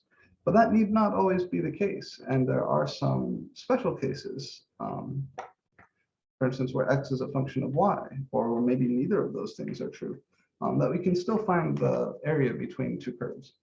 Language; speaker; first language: English; native; English